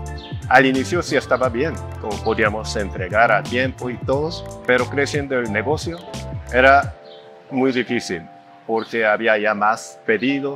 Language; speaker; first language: Spanish; non-native, fluent; Korean